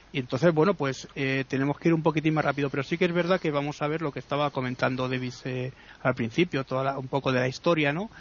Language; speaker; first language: Spanish; native; Spanish